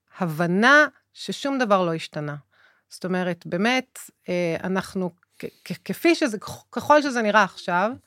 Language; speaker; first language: Hebrew; native; Hebrew